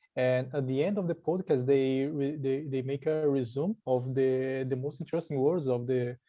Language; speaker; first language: English; non-native, learner; Portuguese